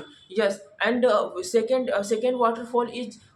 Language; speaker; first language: English; non-native, learner; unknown